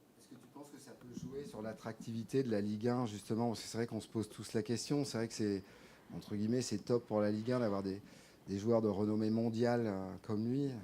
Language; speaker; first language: French; native; French